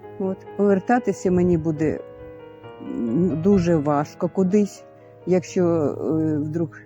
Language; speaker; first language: Ukrainian; non-native, local second language; Russian